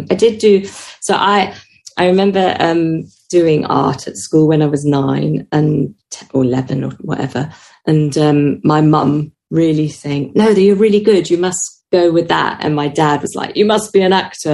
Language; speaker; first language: English; native; English